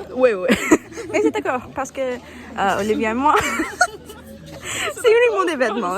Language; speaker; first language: French; non-native, learner; English